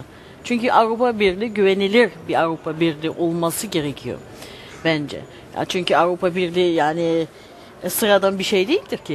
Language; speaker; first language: Turkish; early bilingual, heritage; Turkish